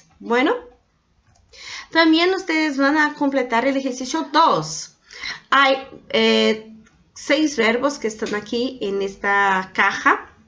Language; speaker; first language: Spanish; non-native, fluent; Portuguese